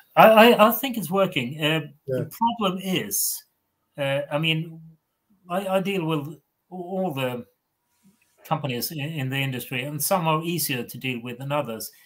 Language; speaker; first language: English; non-native, fluent; Swedish